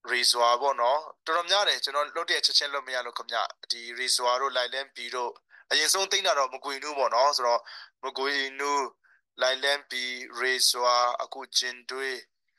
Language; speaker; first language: Burmese; non-native, local second language; Hakha Chin